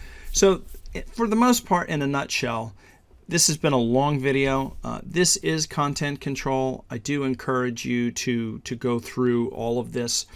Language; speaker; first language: English; native; English